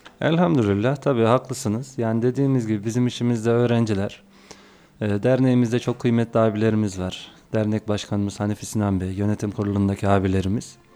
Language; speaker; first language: Turkish; native; Turkish